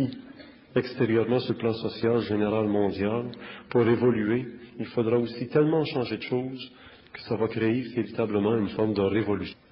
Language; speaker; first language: French; native; French